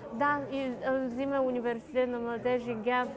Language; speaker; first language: Bulgarian; non-native, learner; Chinese